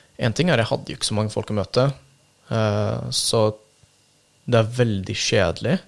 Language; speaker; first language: Norwegian; early bilingual, other home language; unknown